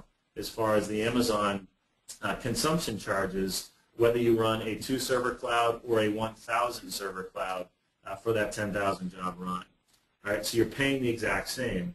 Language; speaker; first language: English; native; English